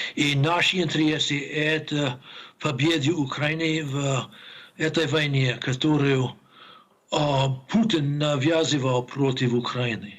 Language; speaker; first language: Russian; non-native, fluent; English